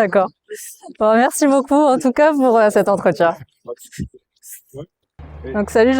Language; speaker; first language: French; native; French